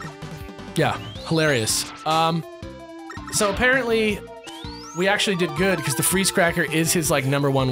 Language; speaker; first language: English; native; English